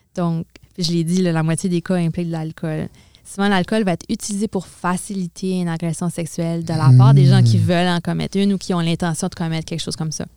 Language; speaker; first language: French; native; French